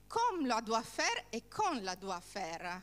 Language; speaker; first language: French; non-native, learner; Italian